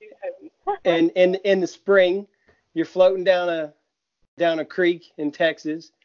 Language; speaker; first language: English; native; English